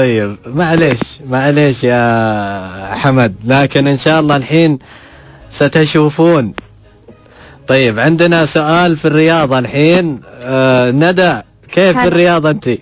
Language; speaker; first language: Arabic; native; Arabic